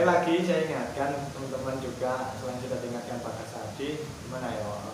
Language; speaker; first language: Indonesian; native; Indonesian